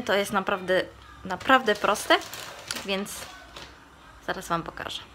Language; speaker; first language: Polish; non-native, fluent; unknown